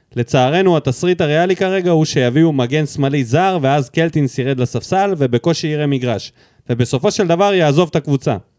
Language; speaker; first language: Hebrew; early bilingual, other home language; Russian